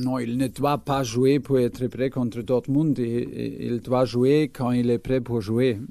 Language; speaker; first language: French; non-native, fluent; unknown